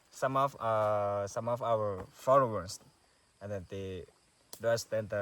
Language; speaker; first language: English; non-native, learner; S'gaw Karen